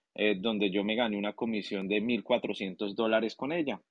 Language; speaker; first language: Spanish; native; Spanish